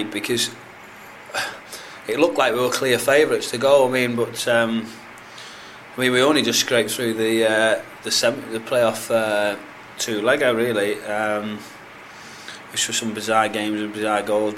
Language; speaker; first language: English; native; English